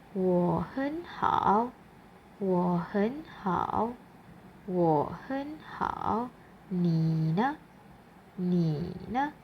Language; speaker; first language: Chinese; non-native, fluent; Malay